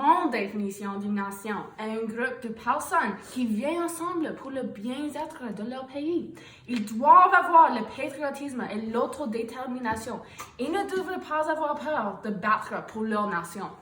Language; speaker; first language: French; non-native, learner; English